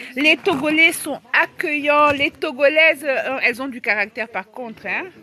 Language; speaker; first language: French; native; French